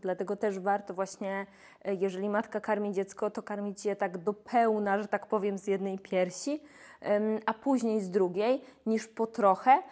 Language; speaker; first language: Polish; native; Polish